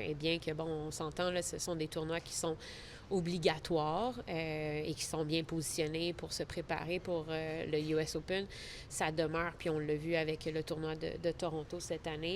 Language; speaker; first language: French; native; French